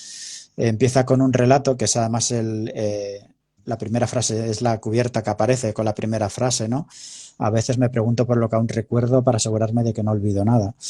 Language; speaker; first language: Spanish; native; Spanish